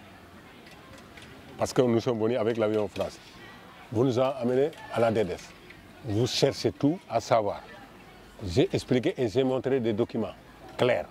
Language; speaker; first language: French; non-native, local second language; Wolof